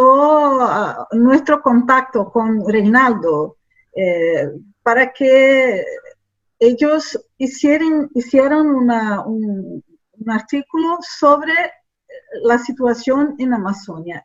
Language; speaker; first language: Spanish; non-native, fluent; Portuguese